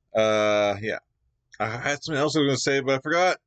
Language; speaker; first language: English; native; English